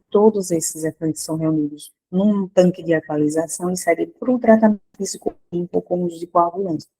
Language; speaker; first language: Portuguese; native; Portuguese